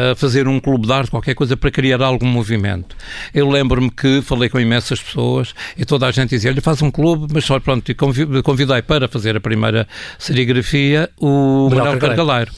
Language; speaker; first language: Portuguese; native; Portuguese